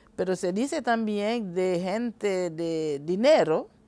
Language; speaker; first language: Spanish; non-native, fluent; Haitian Creole